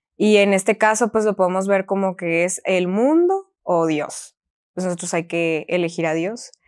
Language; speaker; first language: Spanish; native; Spanish